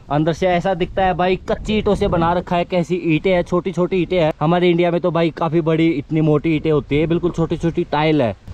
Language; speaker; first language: Hindi; native; Hindi